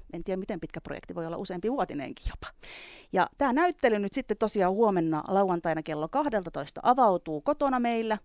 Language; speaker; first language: Finnish; native; Finnish